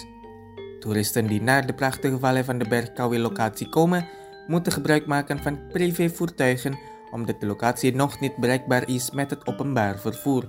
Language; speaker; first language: Dutch; non-native, fluent; Indonesian